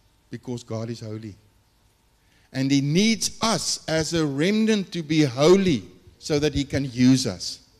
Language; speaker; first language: English; non-native, local second language; Afrikaans